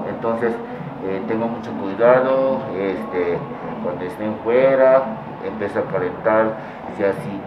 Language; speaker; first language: Spanish; non-native, fluent; Japanese